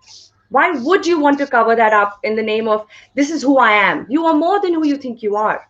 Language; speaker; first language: English; non-native, local second language; Hindi